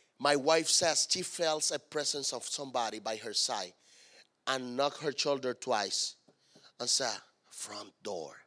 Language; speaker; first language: English; non-native, fluent; Spanish